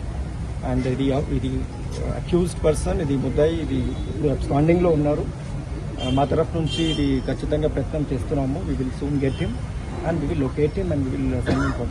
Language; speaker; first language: Telugu; non-native, learner; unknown